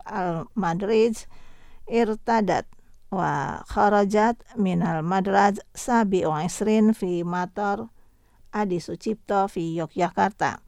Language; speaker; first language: Arabic; non-native, fluent; Indonesian